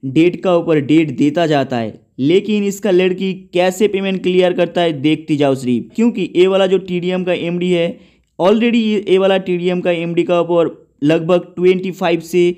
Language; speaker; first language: Hindi; non-native, local second language; Bangla